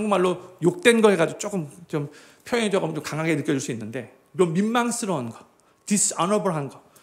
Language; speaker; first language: Korean; native; Korean